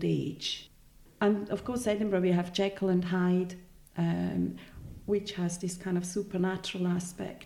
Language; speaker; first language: English; non-native, fluent; Swiss German